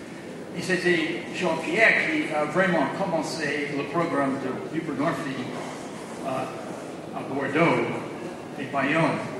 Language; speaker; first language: French; non-native, fluent; English